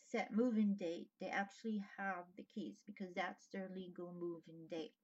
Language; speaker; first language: English; native; English